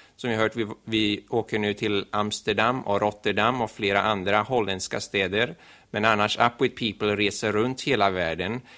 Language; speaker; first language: Swedish; native; Swedish